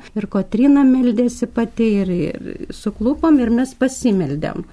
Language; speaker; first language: Lithuanian; native; Lithuanian